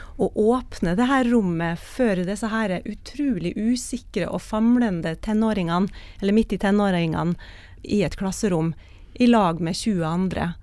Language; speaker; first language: Norwegian; native; Norwegian